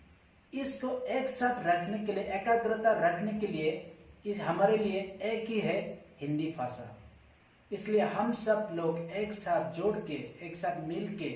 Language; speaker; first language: Hindi; non-native, local second language; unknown